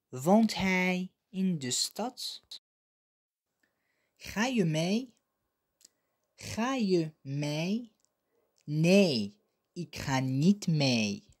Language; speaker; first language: Dutch; non-native, fluent; Arabic